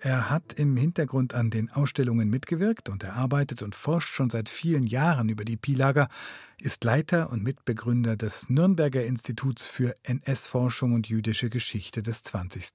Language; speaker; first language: German; native; German